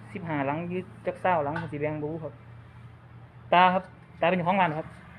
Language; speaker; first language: Thai; native; Thai